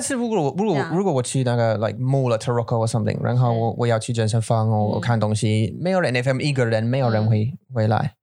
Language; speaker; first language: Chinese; non-native, learner; English